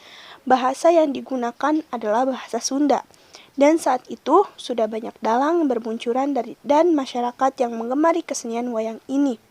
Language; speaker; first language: Indonesian; native; Indonesian